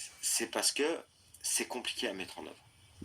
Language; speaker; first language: French; native; French